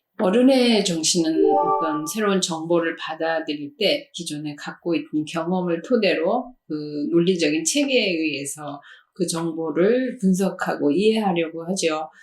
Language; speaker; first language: Korean; native; Korean